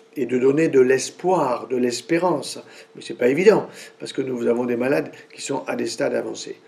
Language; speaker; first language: French; native; French